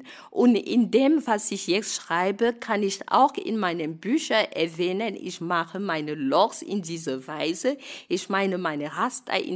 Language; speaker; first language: German; non-native, fluent; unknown